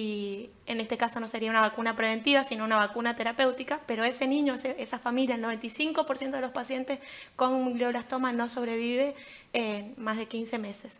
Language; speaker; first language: Spanish; native; Spanish